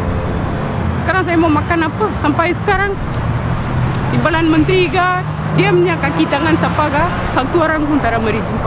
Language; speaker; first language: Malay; non-native, local second language; Tamil